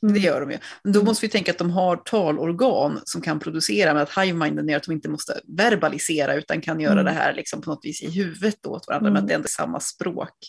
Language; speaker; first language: Swedish; native; Swedish